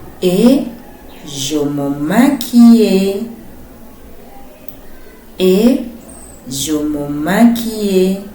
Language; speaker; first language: French; non-native, fluent; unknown